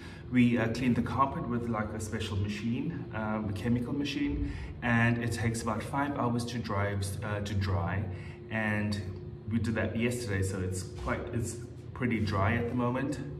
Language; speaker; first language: English; native; English